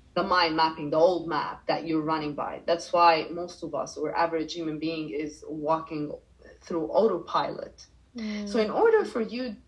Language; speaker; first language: English; non-native, fluent; Arabic